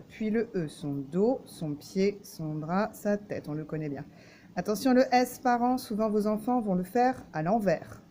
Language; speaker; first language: French; native; French